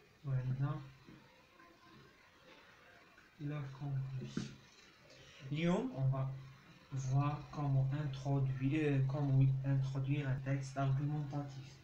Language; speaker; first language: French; non-native, local second language; Arabic